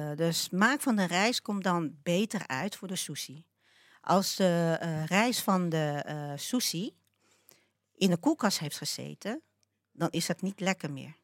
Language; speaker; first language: Dutch; early bilingual, other home language; Cantonese